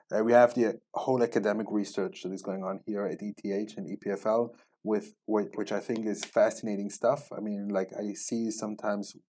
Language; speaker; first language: English; non-native, fluent; Swiss German